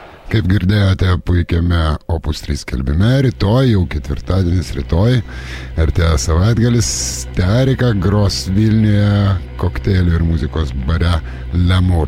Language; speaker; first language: Lithuanian; native; Lithuanian